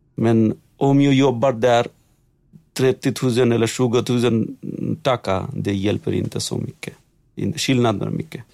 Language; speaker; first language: Swedish; non-native, learner; Bangla